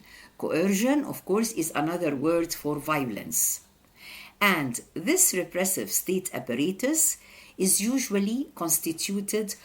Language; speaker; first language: English; non-native, fluent; Arabic